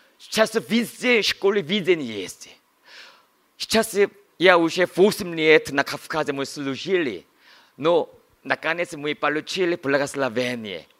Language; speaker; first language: Russian; non-native, learner; Korean